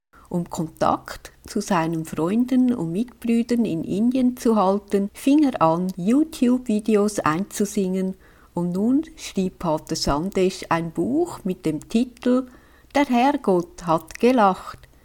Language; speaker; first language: German; native; German